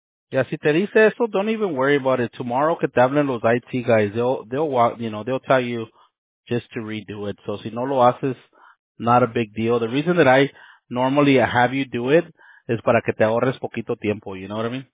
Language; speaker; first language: English; early bilingual, other home language; Spanish